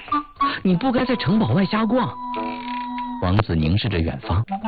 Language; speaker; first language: Chinese; native; Chinese